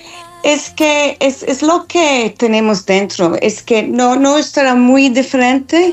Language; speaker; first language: Spanish; non-native, learner; English